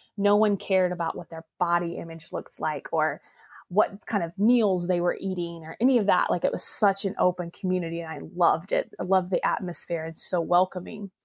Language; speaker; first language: English; non-native, local second language; Pennsylvania German